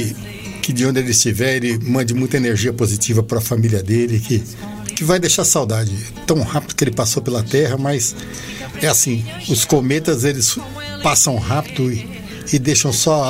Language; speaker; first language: Portuguese; native; Portuguese